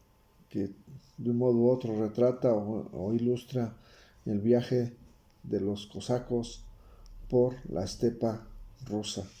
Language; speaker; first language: Spanish; native; Spanish